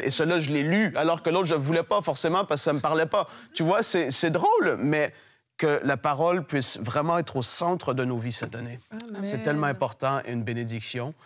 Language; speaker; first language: French; native; French